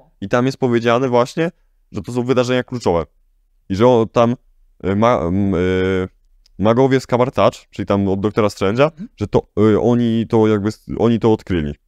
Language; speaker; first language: Polish; native; Polish